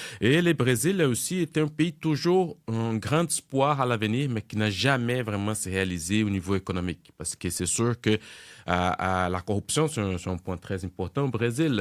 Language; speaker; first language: French; non-native, fluent; Portuguese